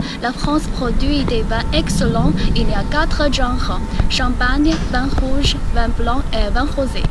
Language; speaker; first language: French; non-native, learner; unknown